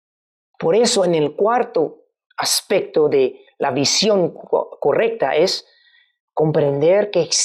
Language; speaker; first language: Spanish; non-native, fluent; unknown